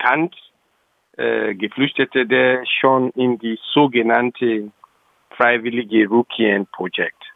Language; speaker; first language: German; non-native, local second language; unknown